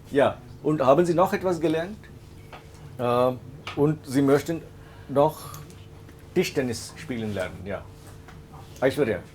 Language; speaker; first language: German; non-native, fluent; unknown